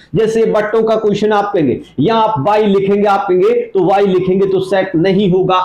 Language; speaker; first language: Hindi; native; Hindi